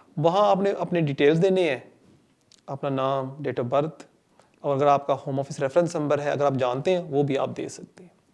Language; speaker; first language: Urdu; non-native, local second language; Punjabi